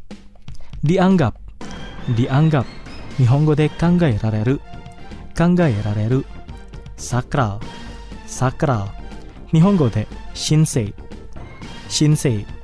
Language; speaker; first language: Japanese; non-native, fluent; Indonesian